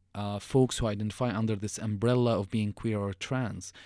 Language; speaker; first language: English; non-native, fluent; Arabic